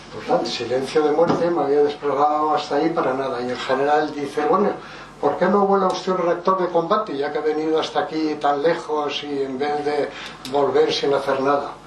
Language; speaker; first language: Spanish; early bilingual, other home language; French